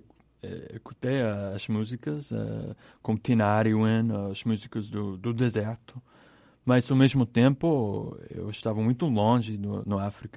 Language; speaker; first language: Portuguese; non-native, learner; English